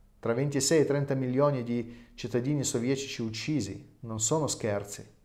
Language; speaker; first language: Italian; non-native, fluent; Russian